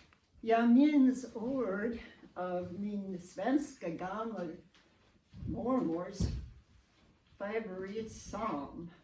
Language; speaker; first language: Swedish; non-native, learner; English